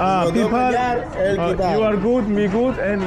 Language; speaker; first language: English; non-native, learner; Georgian